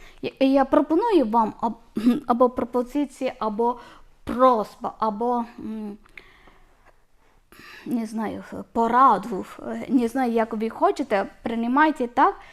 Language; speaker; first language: Ukrainian; non-native, learner; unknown